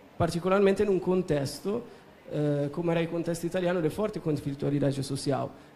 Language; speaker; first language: Portuguese; non-native, fluent; Italian